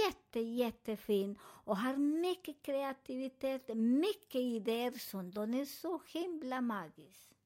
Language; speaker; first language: Swedish; non-native, learner; Spanish